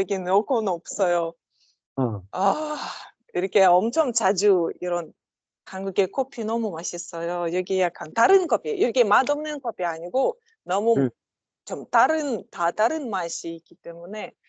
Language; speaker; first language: Korean; non-native, learner; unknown